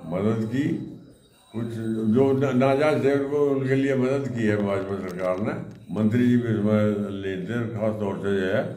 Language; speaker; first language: Hindi; native; Hindi